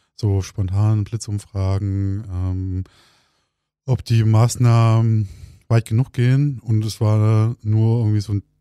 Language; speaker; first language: German; native; German